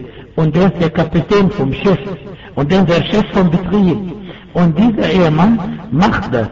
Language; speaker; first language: German; non-native, fluent; Arabic